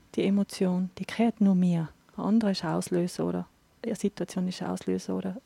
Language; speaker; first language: German; native; German